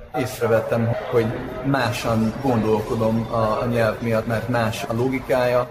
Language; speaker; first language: Hungarian; non-native, fluent; English